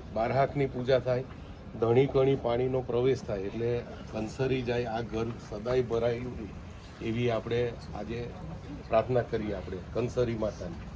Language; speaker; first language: Gujarati; non-native, local second language; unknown